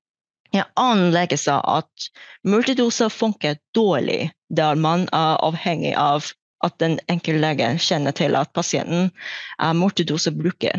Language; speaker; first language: Norwegian; non-native, fluent; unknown